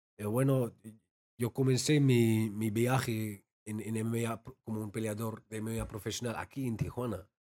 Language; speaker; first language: Spanish; non-native, learner; Dutch